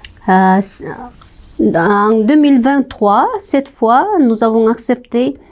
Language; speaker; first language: French; non-native, fluent; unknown